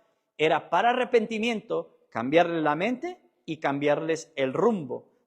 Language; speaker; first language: Spanish; native; Spanish